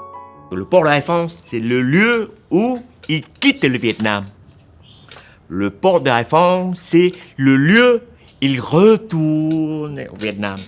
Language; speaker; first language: French; non-native, local second language; Vietnamese